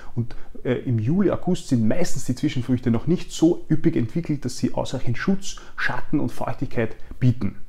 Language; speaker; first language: German; native; German